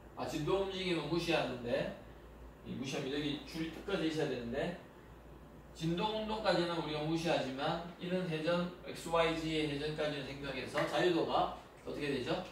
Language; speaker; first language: Korean; native; Korean